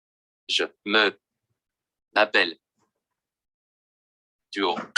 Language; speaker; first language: French; non-native, learner; Vietnamese